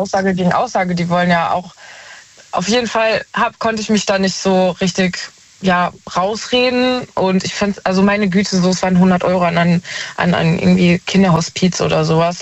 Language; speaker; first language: German; native; German